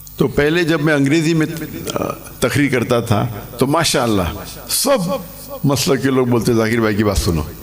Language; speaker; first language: Urdu; non-native, local second language; English